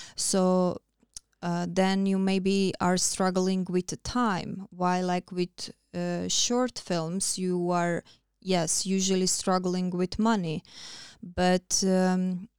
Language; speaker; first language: English; non-native, fluent; Croatian